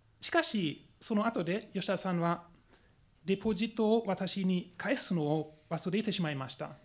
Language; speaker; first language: Japanese; non-native, fluent; German